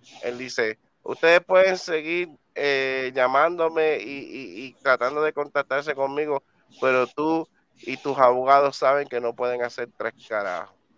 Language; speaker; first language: Spanish; native; Spanish